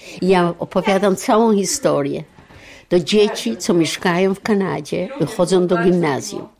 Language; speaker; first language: Polish; non-native, local second language; Yiddish